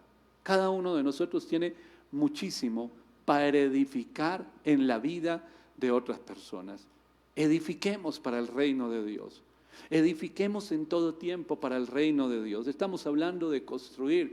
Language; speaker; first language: Spanish; native; Spanish